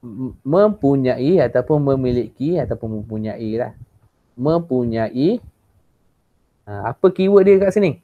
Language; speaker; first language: Malay; native; Malay